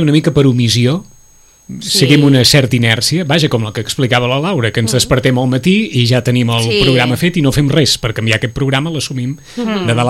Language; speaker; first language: Catalan; native; Catalan